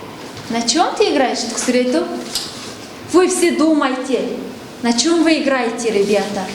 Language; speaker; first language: Russian; non-native, fluent; Mongolian